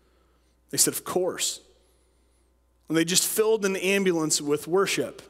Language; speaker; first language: English; native; English